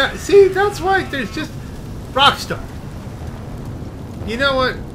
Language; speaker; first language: English; native; English